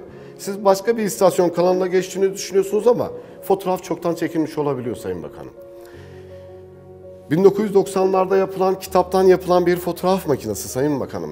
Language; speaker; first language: Turkish; native; Turkish